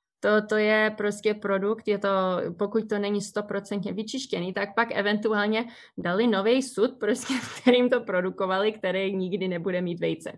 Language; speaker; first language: Czech; early bilingual, heritage; Czech